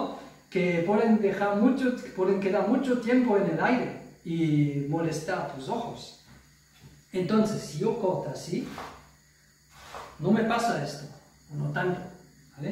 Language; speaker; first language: Spanish; non-native, fluent; German